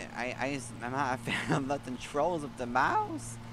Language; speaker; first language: English; native; English